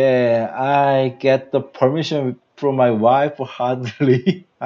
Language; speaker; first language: English; non-native, learner; Korean